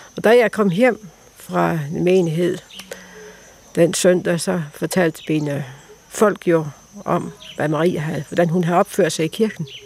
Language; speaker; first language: Danish; native; Danish